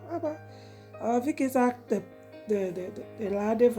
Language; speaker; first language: German; non-native, learner; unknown